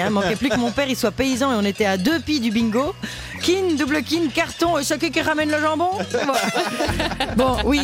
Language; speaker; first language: French; native; French